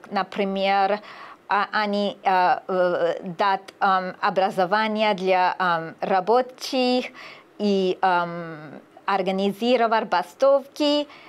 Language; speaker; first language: Russian; non-native, learner; English